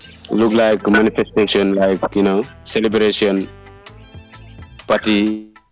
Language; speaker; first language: English; non-native, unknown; Wolof